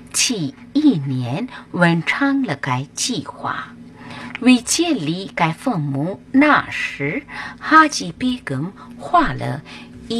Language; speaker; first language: Chinese; non-native, learner; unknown